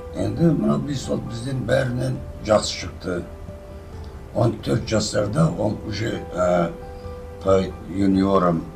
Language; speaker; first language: Kazakh; non-native, local second language; Chechen